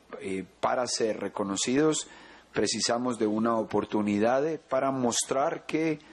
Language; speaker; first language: Portuguese; non-native, learner; Spanish